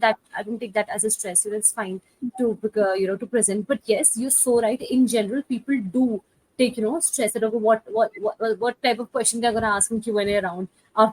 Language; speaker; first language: English; non-native, local second language; Hindi